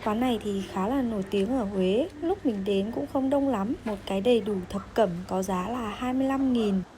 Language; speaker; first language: Vietnamese; native; Vietnamese